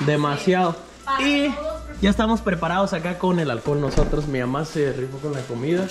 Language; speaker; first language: Spanish; native; Spanish